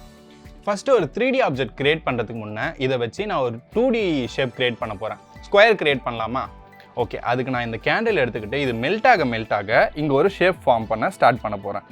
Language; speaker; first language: Tamil; native; Tamil